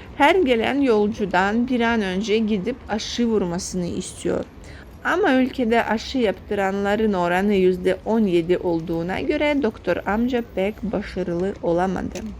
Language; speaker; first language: Turkish; non-native, fluent; Russian